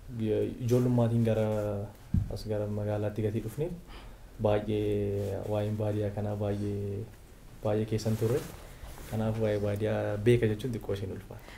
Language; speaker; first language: Oromo; non-native, local second language; Amharic